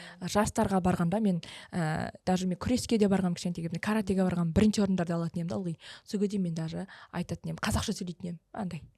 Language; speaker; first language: Kazakh; early bilingual, heritage; Kazakh